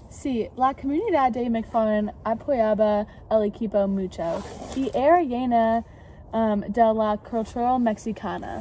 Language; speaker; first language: Spanish; non-native, learner; English